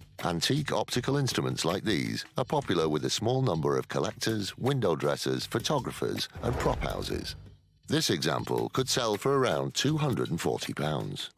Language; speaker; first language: English; native; English